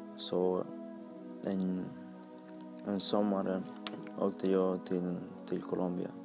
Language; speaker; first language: Swedish; early bilingual, other home language; Spanish